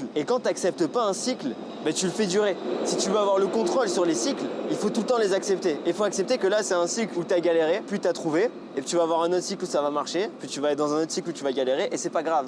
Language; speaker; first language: French; native; French